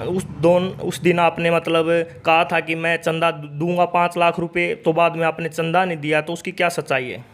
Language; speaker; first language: Hindi; native; Hindi